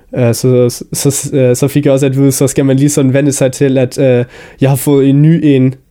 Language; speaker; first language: Danish; early bilingual, heritage; Danish